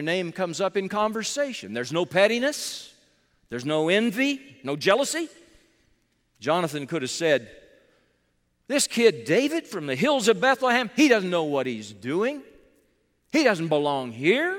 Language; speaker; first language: English; native; English